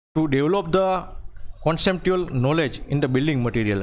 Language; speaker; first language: English; non-native, local second language; Gujarati